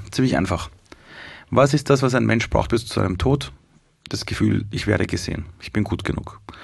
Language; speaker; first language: German; early bilingual, other home language; Persian